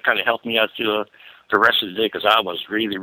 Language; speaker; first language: English; non-native, local second language; Filipino